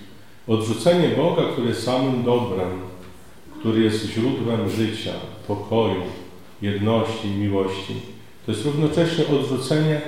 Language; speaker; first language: Polish; native; Polish